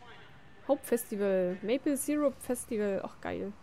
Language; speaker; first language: German; native; German